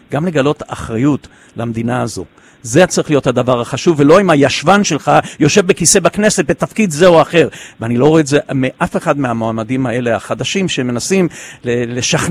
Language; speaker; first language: Hebrew; native; Hebrew